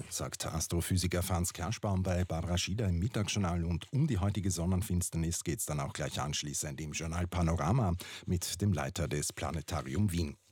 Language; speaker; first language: German; native; German